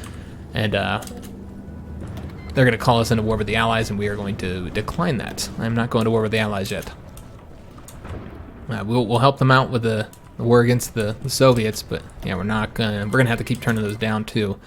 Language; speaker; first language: English; native; English